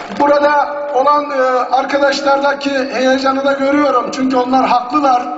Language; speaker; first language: Turkish; native; Turkish